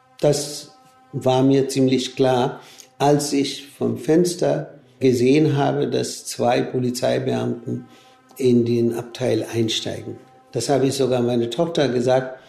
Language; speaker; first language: German; non-native, fluent; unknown